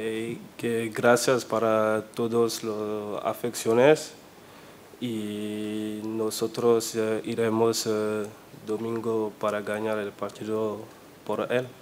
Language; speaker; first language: Spanish; non-native, learner; French